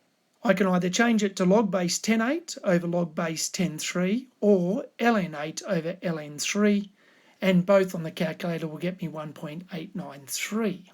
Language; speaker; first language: English; native; English